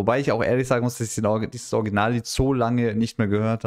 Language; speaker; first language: German; native; German